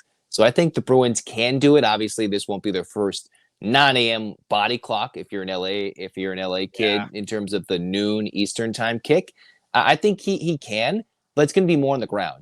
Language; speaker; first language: English; native; English